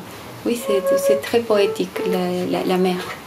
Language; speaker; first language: French; non-native, fluent; Spanish